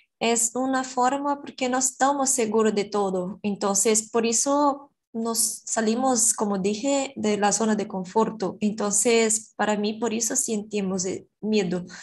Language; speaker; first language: Spanish; non-native, learner; Portuguese